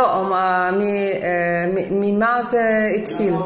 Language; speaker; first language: Hebrew; non-native, fluent; Russian